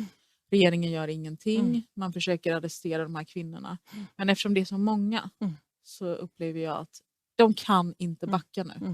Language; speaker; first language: Swedish; early bilingual, other home language; Persian